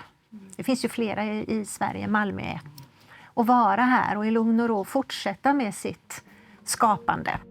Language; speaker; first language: Swedish; native; Swedish